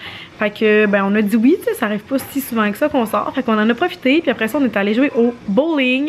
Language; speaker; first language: French; native; French